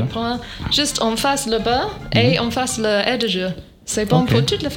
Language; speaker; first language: French; non-native, learner; English